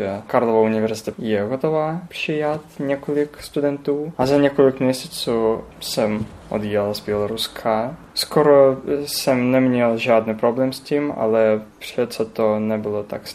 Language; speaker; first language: Czech; non-native, learner; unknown